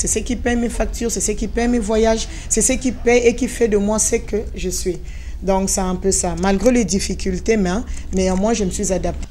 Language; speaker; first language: French; non-native, local second language; Lingala